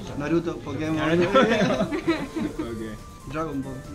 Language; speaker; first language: English; non-native, learner; Spanish